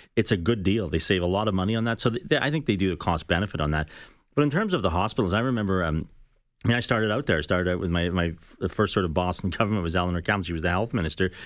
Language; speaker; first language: English; native; English